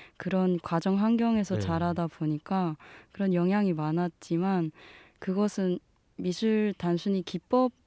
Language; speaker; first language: Korean; native; Korean